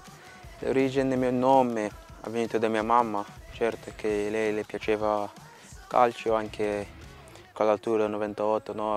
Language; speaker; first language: Italian; non-native, fluent; Portuguese